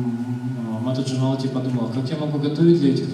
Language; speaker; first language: Russian; native; Russian